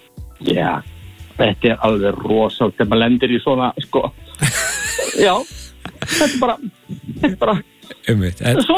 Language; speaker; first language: Icelandic; native; Icelandic